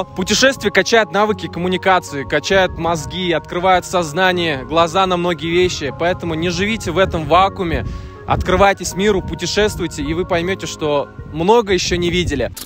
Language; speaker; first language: Russian; native; Russian